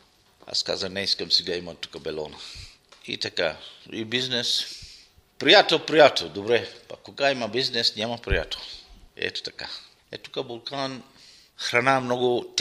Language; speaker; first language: Bulgarian; non-native, local second language; Arabic